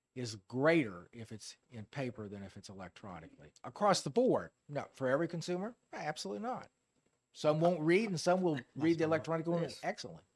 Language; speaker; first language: English; native; English